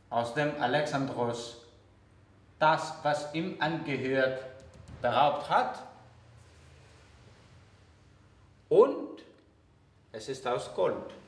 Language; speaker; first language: German; non-native, fluent; Greek